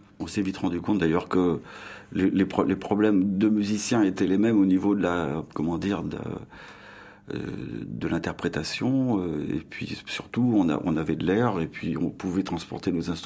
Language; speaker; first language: French; native; French